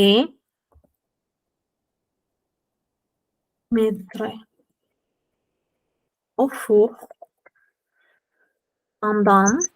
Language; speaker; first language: French; non-native, fluent; Spanish